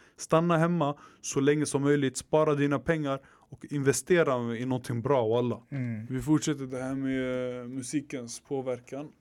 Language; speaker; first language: Swedish; early bilingual, other home language; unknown